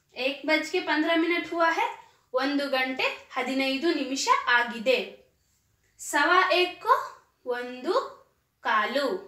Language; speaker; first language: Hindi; non-native, local second language; Kannada